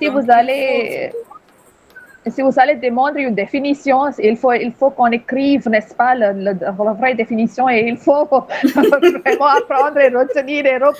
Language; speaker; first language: French; non-native, fluent; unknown